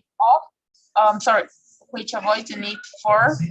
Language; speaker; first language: English; non-native, fluent; Spanish